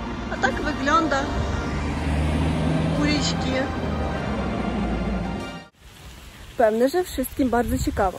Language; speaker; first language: Polish; non-native, learner; Russian